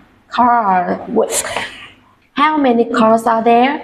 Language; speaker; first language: English; non-native, fluent; Vietnamese